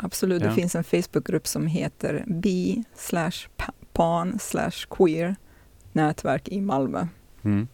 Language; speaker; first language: Swedish; native; Swedish